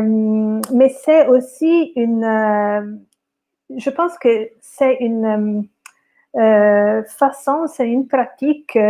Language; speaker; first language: French; non-native, fluent; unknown